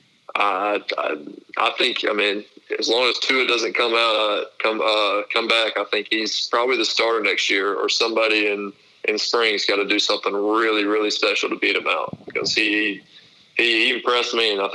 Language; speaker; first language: English; native; English